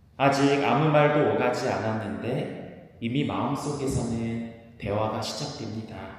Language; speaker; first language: Korean; native; Korean